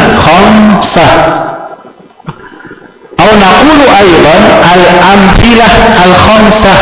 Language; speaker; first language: Arabic; non-native, fluent; Indonesian